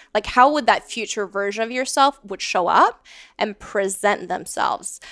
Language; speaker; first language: English; non-native, fluent; Latvian